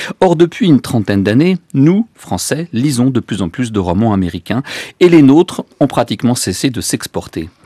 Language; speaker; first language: French; native; French